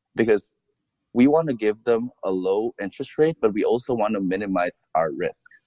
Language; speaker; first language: English; non-native, fluent; Indonesian